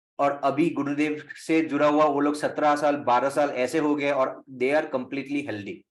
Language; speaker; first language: Hindi; non-native, local second language; Assamese